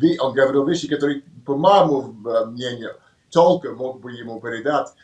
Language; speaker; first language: Russian; non-native, learner; English